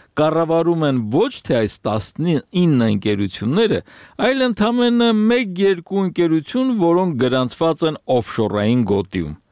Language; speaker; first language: Armenian; native; Armenian